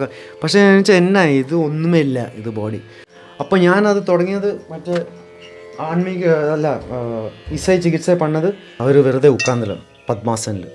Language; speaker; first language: Tamil; non-native, learner; Malayalam